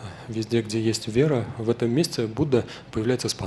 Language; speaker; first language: Russian; native; Russian